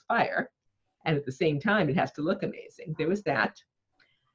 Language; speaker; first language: English; native; English